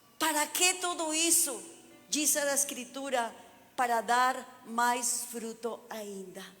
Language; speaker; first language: Portuguese; non-native, fluent; Spanish